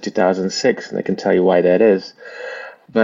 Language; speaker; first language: English; non-native, fluent; Russian